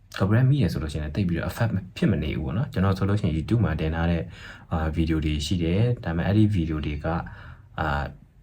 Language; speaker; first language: Burmese; native; Burmese